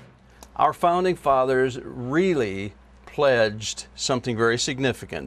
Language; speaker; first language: English; native; English